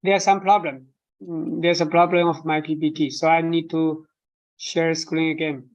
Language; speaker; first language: English; non-native, fluent; Chinese